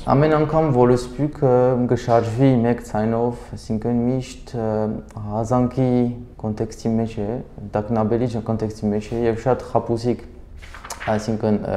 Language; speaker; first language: Armenian; early bilingual, heritage; Armenian